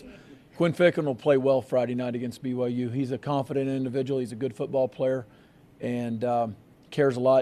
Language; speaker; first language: English; native; English